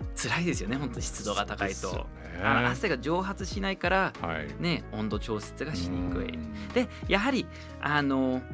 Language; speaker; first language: Japanese; non-native, fluent; English